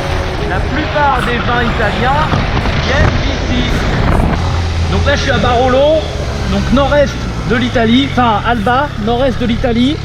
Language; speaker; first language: French; native; French